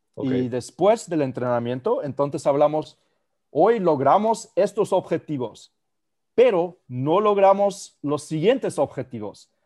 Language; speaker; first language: Spanish; non-native, fluent; German